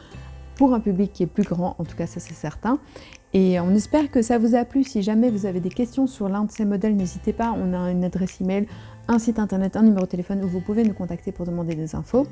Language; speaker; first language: French; native; French